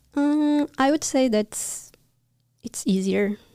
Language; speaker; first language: English; non-native, fluent; Portuguese